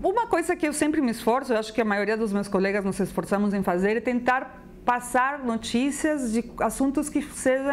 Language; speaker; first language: Portuguese; non-native, fluent; Spanish